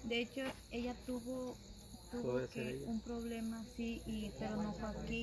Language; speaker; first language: Spanish; native; Spanish